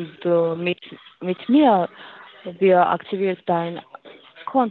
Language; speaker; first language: German; non-native, learner; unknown